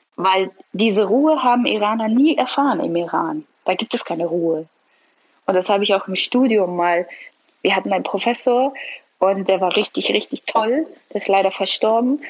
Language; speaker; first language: German; early bilingual, other home language; Persian